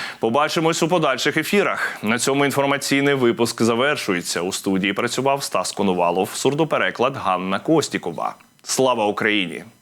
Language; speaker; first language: Ukrainian; native; Ukrainian